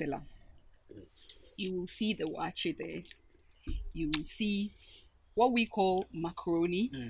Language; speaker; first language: English; non-native, local second language; Ga